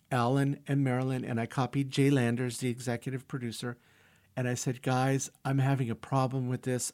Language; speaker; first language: English; early bilingual, other home language; Russian